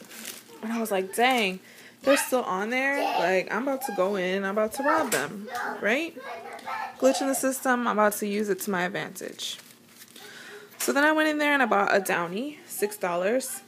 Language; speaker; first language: English; native; English